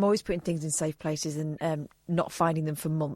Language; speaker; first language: English; native; English